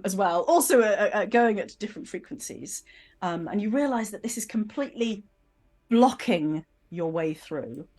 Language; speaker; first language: English; native; English